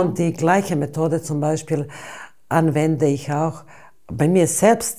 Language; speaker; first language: German; non-native, fluent; Bosnian